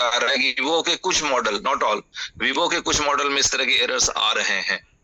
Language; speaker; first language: Hindi; native; Hindi